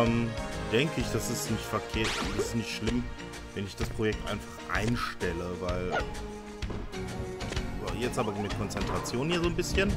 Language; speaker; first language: German; native; German